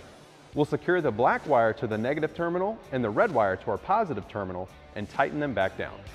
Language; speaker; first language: English; native; English